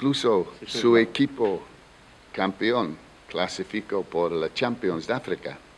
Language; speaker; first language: Spanish; non-native, fluent; English